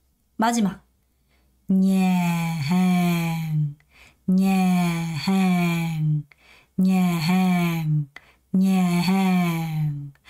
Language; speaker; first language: Vietnamese; non-native, fluent; Korean